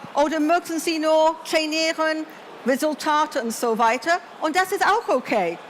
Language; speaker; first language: German; non-native, learner; English